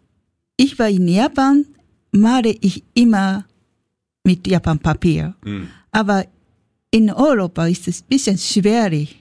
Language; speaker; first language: German; non-native, learner; Japanese